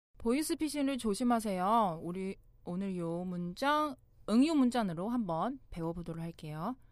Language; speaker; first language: Korean; non-native, fluent; Chinese